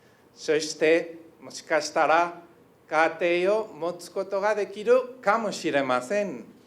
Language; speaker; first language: Japanese; non-native, learner; Spanish